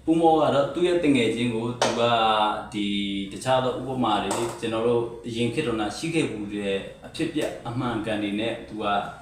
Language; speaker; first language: Burmese; native; Burmese